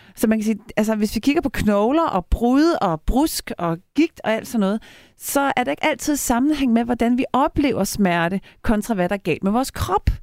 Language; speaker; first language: Danish; native; Danish